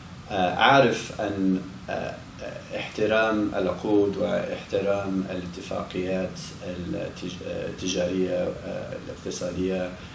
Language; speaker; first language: Arabic; non-native, learner; English